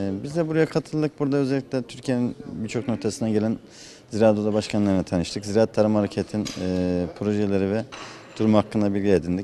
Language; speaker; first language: Turkish; native; Turkish